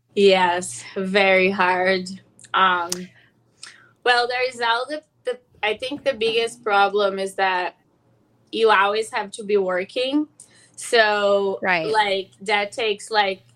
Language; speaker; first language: English; non-native, fluent; Portuguese